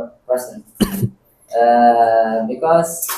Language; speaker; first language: English; non-native, learner; Indonesian